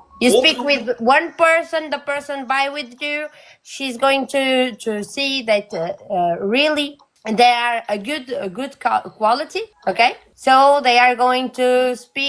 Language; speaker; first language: English; non-native, learner; Portuguese